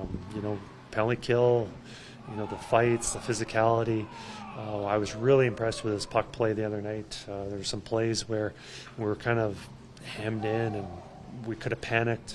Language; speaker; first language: English; native; English